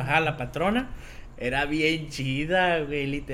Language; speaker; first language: Spanish; native; Spanish